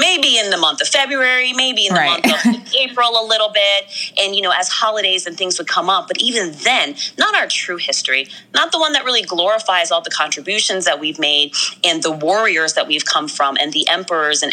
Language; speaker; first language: English; native; English